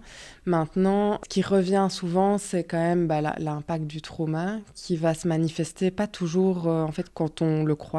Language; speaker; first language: French; native; French